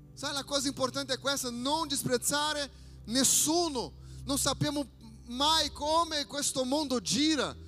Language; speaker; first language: Italian; non-native, fluent; Portuguese